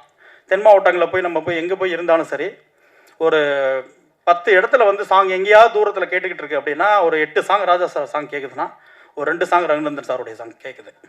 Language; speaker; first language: Tamil; native; Tamil